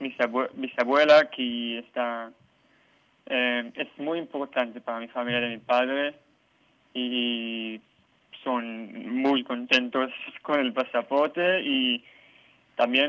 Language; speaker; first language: Spanish; non-native, learner; Hebrew